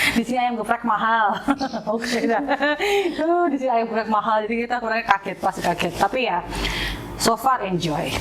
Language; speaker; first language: Indonesian; native; Indonesian